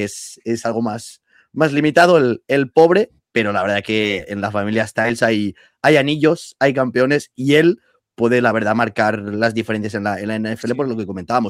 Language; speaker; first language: Spanish; native; Spanish